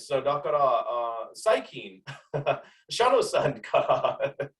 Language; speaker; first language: Japanese; non-native, learner; English